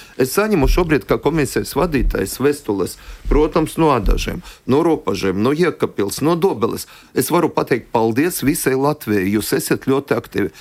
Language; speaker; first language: Latvian; non-native, local second language; Russian